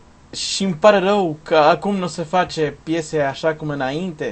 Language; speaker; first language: Romanian; non-native, learner; Portuguese